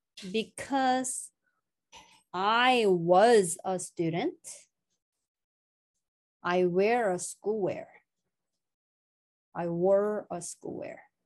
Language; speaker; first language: English; non-native, fluent; Korean